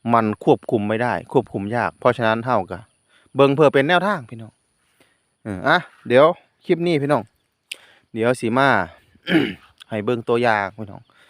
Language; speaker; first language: Thai; non-native, local second language; Northeastern Thai